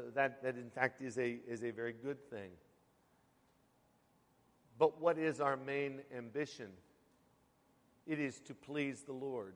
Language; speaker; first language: English; native; English